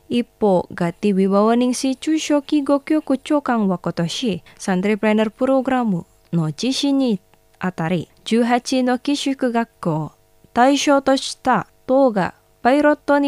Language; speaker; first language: Japanese; non-native, fluent; Indonesian